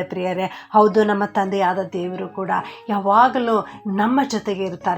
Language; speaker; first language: Kannada; native; Kannada